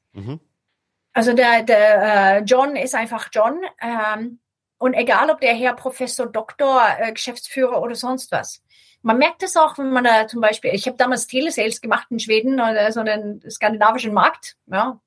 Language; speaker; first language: German; non-native, fluent; Swedish